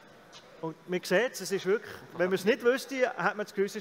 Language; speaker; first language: German; native; German